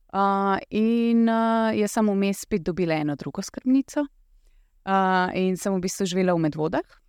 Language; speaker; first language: Slovenian; early bilingual, other home language; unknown